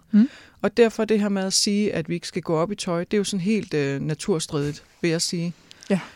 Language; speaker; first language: Danish; native; Danish